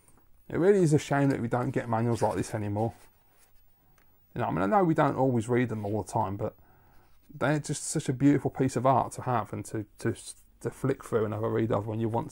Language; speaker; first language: English; native; English